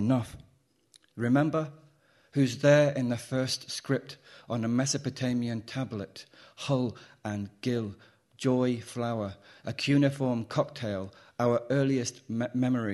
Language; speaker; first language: English; native; English